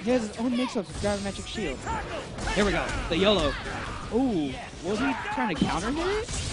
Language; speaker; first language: English; native; English